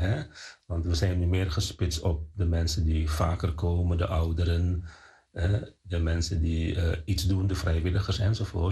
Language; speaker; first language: Dutch; non-native, fluent; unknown